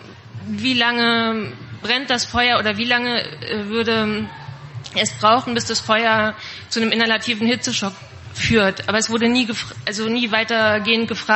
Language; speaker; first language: German; native; German